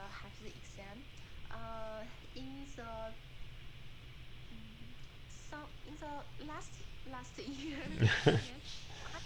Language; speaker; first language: English; non-native, learner; Chinese